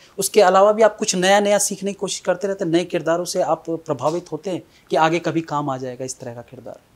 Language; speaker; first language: Hindi; native; Hindi